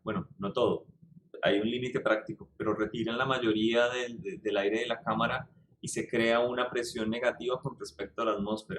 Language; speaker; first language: Spanish; native; Spanish